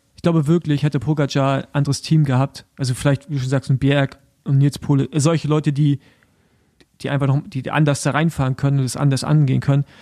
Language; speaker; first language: German; native; German